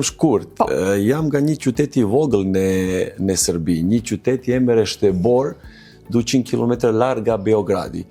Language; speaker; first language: Albanian; non-native, learner; Serbian